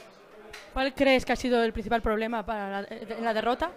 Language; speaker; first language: Spanish; native; Spanish